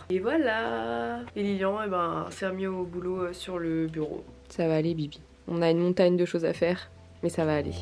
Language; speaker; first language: French; native; French